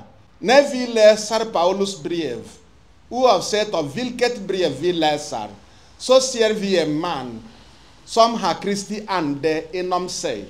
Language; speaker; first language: Swedish; non-native, fluent; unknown